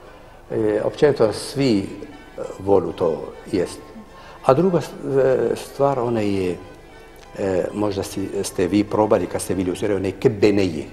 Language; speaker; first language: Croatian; non-native, fluent; Arabic